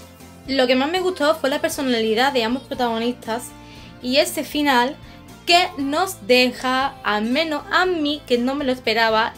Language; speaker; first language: Spanish; native; Spanish